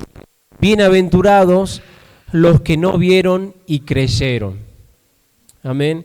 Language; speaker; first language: Spanish; native; Spanish